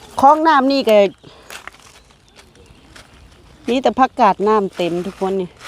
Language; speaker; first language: Thai; non-native, local second language; Lao